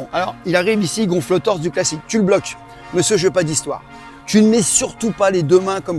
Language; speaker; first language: French; native; French